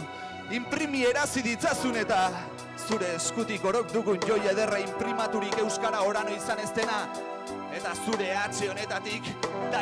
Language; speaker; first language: Basque; native; Basque